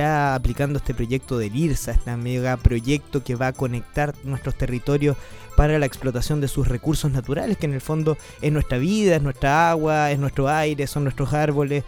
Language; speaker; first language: Spanish; native; Spanish